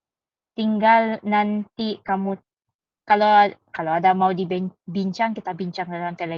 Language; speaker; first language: Malay; native; Malay